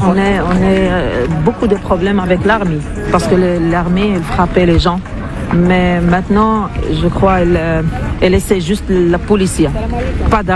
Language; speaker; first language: French; non-native, local second language; Arabic